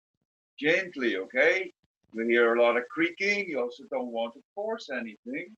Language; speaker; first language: English; native; English